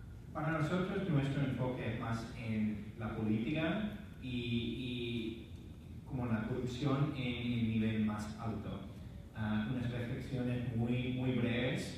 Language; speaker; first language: Spanish; non-native, fluent; English